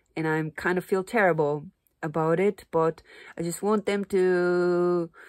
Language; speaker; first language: English; non-native, fluent; Japanese